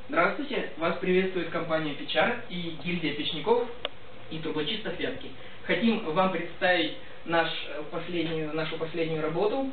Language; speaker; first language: Russian; native; Russian